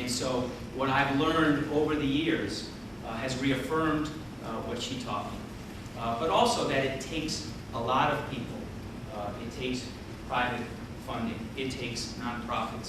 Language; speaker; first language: English; native; English